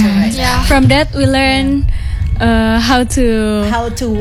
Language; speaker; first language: English; non-native, learner; Indonesian